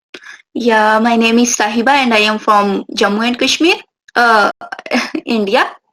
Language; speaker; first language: English; non-native, local second language; Urdu